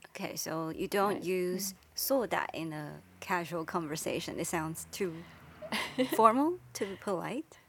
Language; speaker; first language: English; non-native, fluent; Chinese